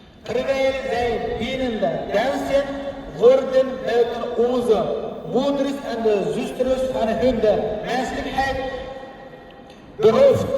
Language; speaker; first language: Dutch; non-native, learner; Uyghur